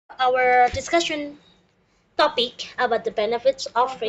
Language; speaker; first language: English; non-native, learner; Indonesian